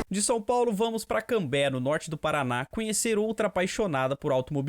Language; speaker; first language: Portuguese; native; Portuguese